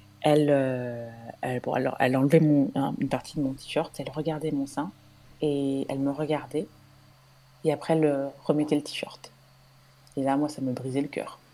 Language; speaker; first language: French; native; French